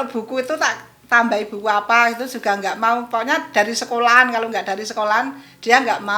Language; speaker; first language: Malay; non-native, local second language; Javanese